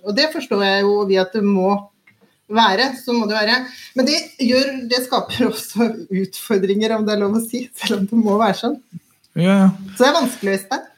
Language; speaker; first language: Norwegian; native; Norwegian